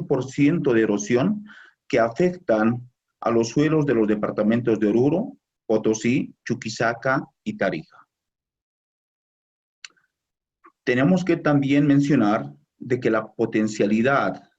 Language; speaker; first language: Spanish; native; Spanish